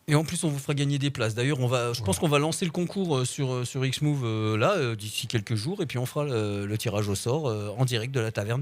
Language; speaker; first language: French; native; French